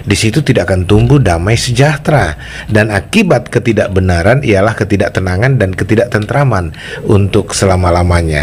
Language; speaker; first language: Indonesian; native; Indonesian